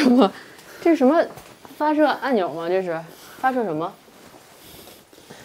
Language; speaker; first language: Chinese; native; Chinese